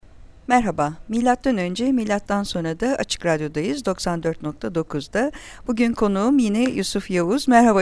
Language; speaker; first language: Turkish; native; Turkish